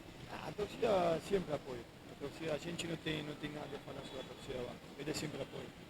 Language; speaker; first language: Portuguese; non-native, fluent; Spanish